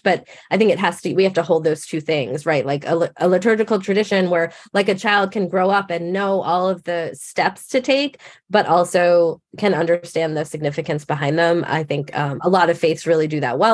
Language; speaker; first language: English; native; English